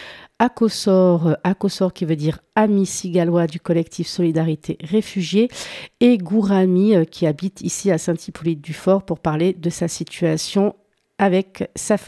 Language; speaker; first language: French; native; French